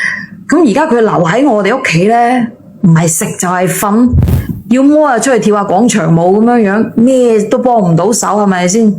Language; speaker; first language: Cantonese; native; Cantonese